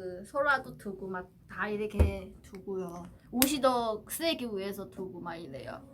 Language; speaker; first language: Korean; non-native, learner; Chinese